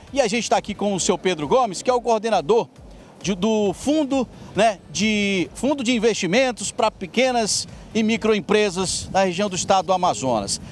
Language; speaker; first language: Portuguese; native; Portuguese